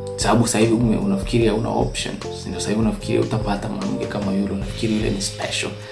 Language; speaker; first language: Swahili; native; Swahili